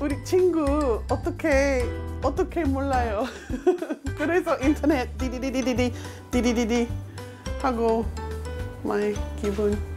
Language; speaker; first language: Korean; non-native, learner; English